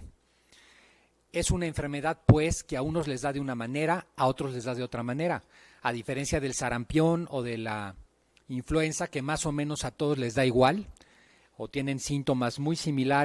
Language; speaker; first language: Spanish; native; Spanish